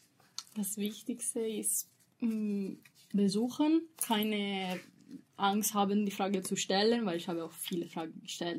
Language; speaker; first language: German; non-native, learner; Italian